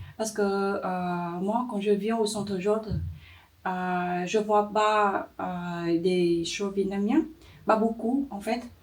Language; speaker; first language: French; non-native, learner; Vietnamese